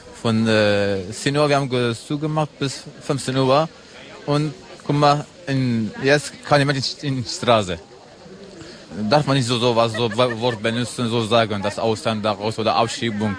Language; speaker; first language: German; non-native, learner; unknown